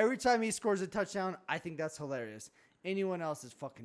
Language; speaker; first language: English; native; English